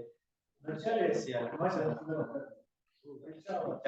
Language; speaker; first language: Russian; non-native, learner; Spanish